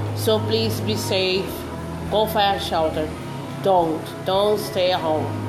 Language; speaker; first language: English; non-native, learner; Portuguese